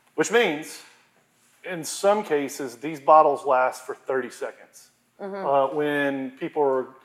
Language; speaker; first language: English; native; English